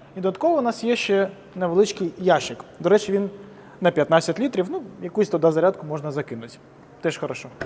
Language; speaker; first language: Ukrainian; non-native, local second language; Russian